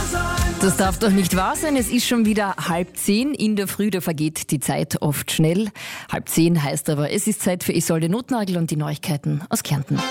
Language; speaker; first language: German; native; German